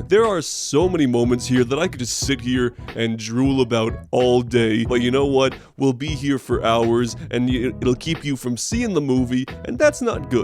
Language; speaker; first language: English; native; English